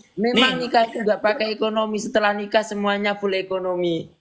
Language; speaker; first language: Indonesian; non-native, local second language; Javanese